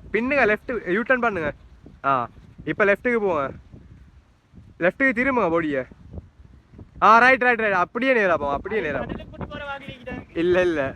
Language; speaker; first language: Tamil; native; Tamil